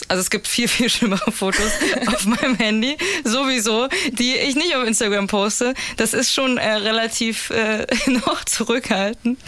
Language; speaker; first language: German; native; German